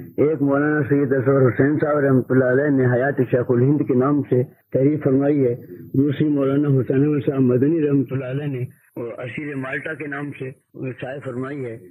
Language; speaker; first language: Urdu; native; Urdu